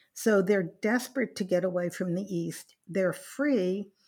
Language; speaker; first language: English; native; English